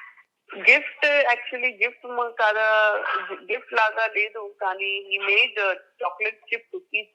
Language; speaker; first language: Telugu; non-native, learner; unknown